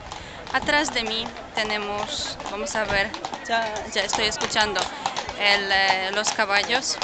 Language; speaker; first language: Spanish; non-native, fluent; Polish